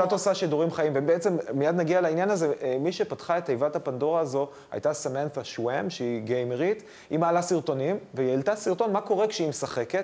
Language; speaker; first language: Hebrew; native; Hebrew